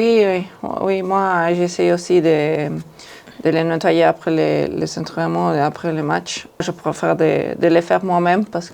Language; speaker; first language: French; non-native, fluent; Spanish